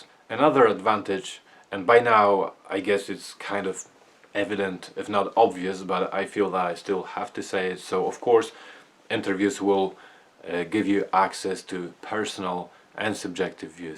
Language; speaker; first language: English; non-native, fluent; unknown